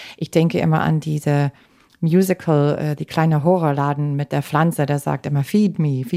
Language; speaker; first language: German; non-native, fluent; English